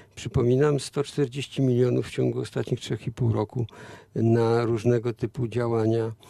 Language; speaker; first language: Polish; native; Polish